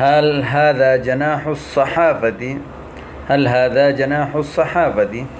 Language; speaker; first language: Arabic; non-native, fluent; Urdu